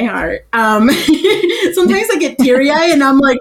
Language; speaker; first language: English; early bilingual, other home language; Spanish